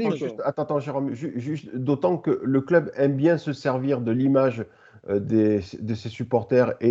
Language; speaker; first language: French; native; French